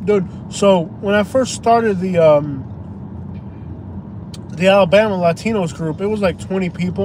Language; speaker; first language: English; early bilingual, other home language; Spanish